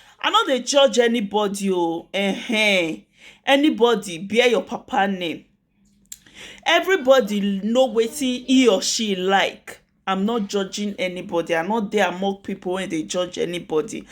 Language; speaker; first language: Nigerian Pidgin; native; Nigerian Pidgin